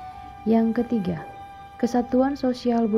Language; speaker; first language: Indonesian; native; Indonesian